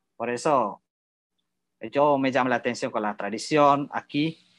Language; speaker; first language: Spanish; non-native, learner; Indonesian